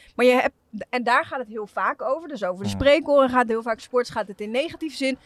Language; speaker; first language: Dutch; native; Dutch